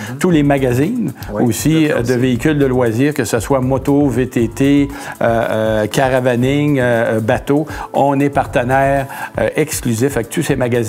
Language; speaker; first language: French; native; French